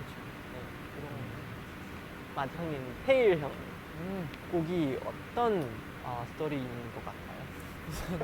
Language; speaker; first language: Korean; non-native, learner; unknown